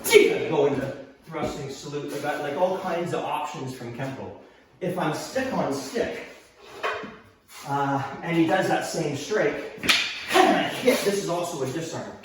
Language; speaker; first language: English; native; English